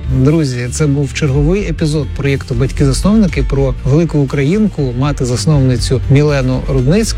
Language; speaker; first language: Ukrainian; native; Ukrainian